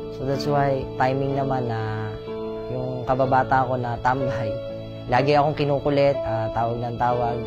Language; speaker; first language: Filipino; native; Filipino